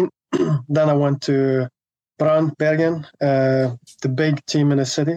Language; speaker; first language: English; non-native, fluent; Norwegian